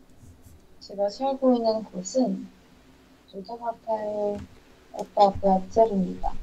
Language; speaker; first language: Korean; non-native, learner; Indonesian